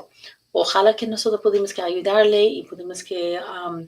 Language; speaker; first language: Spanish; non-native, learner; English